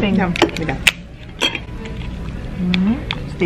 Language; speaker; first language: English; non-native, learner; Spanish